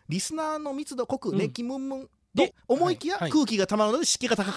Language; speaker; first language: Japanese; native; Japanese